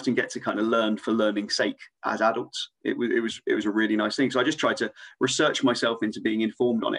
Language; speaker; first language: English; native; English